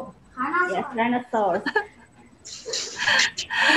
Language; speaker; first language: English; non-native, fluent; Indonesian